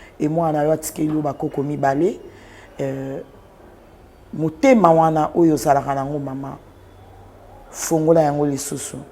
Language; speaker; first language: Lingala; non-native, local second language; Swahili